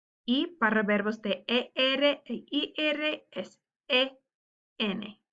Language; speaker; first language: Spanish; non-native, learner; English